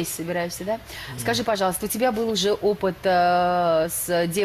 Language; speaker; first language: Russian; native; Russian